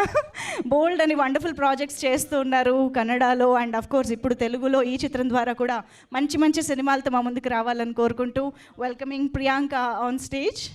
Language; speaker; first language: Telugu; native; Telugu